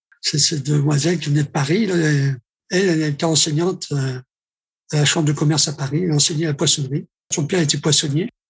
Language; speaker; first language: French; native; French